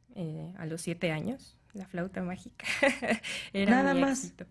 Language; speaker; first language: Spanish; native; Spanish